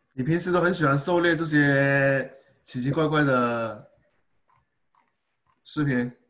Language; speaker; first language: Chinese; early bilingual, heritage; English